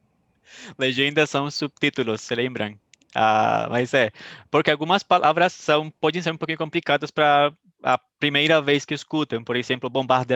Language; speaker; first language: Portuguese; non-native, fluent; Spanish